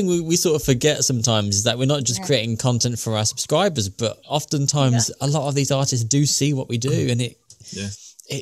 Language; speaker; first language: English; native; English